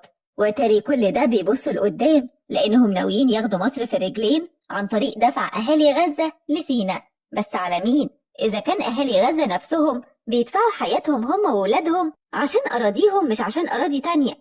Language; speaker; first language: Arabic; native; Arabic